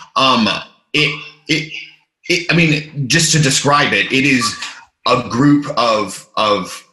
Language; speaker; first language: English; native; English